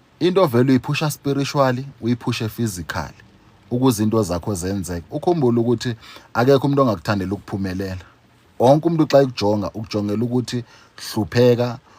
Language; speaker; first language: Zulu; non-native, local second language; Xhosa